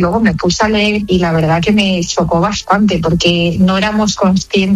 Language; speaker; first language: Spanish; native; Spanish